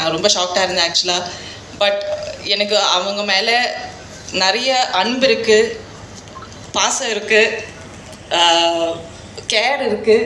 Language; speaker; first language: Tamil; non-native, fluent; Malayalam